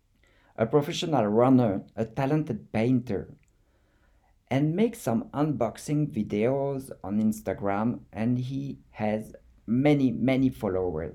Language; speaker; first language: English; non-native, fluent; French